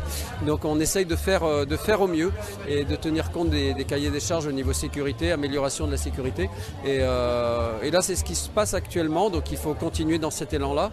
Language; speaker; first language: French; native; French